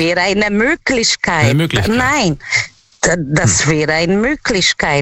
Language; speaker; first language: German; non-native, fluent; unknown